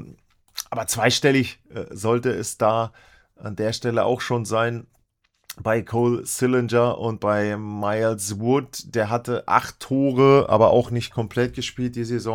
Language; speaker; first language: German; native; German